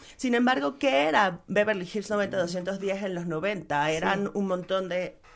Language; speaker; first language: Spanish; native; Spanish